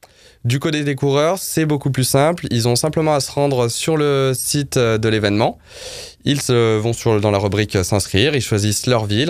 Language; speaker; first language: French; native; French